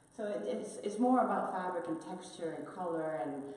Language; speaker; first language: English; non-native, fluent; Spanish